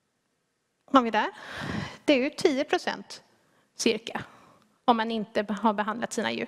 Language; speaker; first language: Swedish; native; Swedish